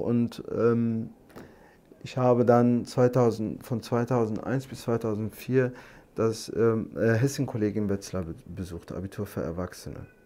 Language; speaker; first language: German; non-native, fluent; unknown